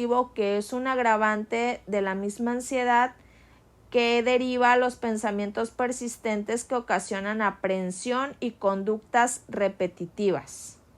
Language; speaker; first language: Spanish; native; Spanish